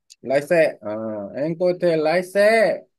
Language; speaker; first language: English; non-native, learner; Korean